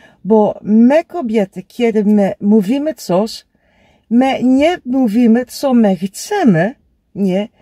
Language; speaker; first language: Polish; non-native, learner; Dutch